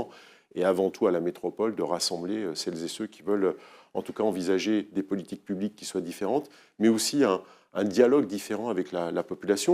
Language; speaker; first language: French; native; French